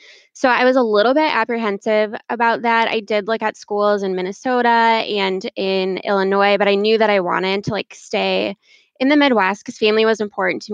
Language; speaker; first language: English; native; English